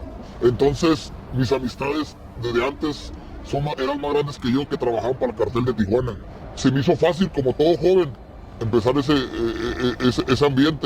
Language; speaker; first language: Spanish; native; Spanish